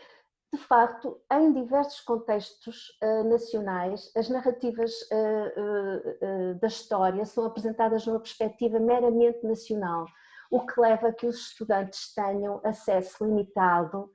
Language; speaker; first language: Portuguese; native; Portuguese